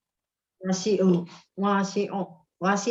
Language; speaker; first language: Arabic; non-native, learner; Indonesian